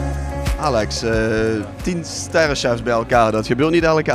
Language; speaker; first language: Dutch; native; Dutch